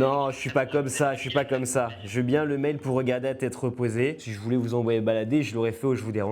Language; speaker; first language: French; native; French